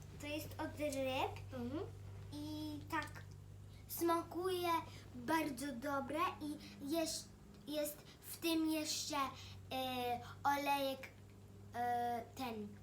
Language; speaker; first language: Polish; early bilingual, heritage; Polish